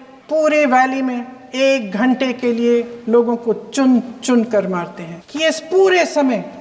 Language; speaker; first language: Hindi; native; Hindi